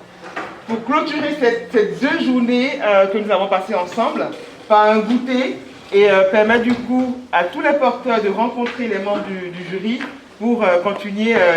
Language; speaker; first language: French; native; French